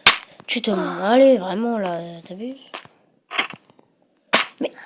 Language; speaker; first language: French; native; French